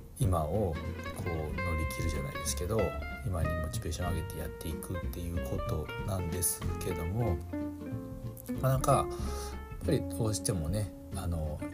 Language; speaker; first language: Japanese; native; Japanese